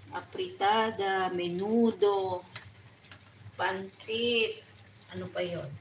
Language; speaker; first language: Filipino; non-native, local second language; Bikol